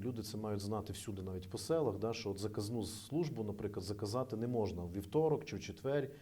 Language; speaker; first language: Ukrainian; native; Ukrainian